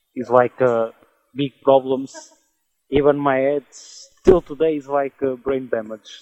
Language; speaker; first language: English; non-native, learner; Portuguese